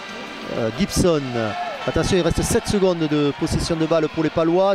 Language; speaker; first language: French; native; French